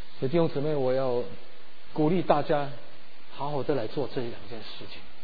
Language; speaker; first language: Chinese; early bilingual, heritage; Chinese